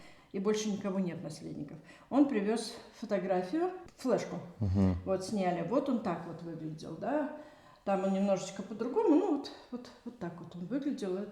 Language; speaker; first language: Russian; native; Russian